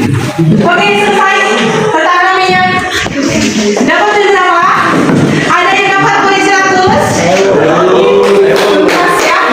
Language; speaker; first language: Indonesian; native; Indonesian